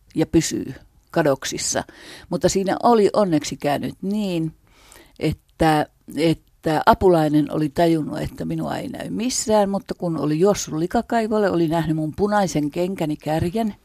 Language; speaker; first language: Finnish; native; Finnish